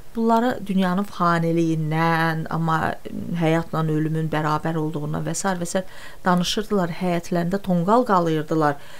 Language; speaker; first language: Azerbaijani; non-native, local second language; Talysh